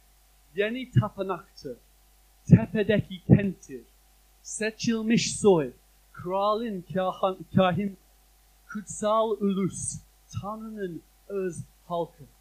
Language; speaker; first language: Turkish; non-native, fluent; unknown